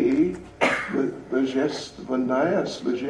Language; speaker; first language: Russian; non-native, learner; English